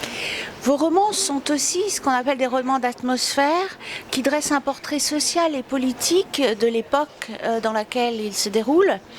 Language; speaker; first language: French; native; French